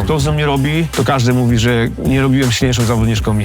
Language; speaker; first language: Polish; native; Polish